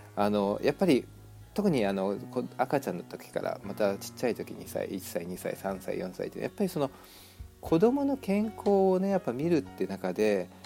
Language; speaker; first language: Japanese; native; Japanese